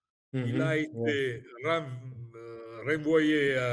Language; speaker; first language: French; non-native, fluent; Italian